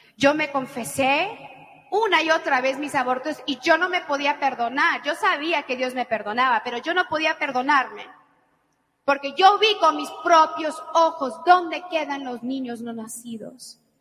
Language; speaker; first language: Spanish; early bilingual, heritage; Spanish